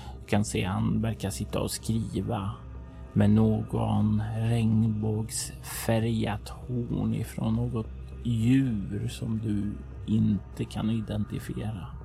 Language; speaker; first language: Swedish; native; Swedish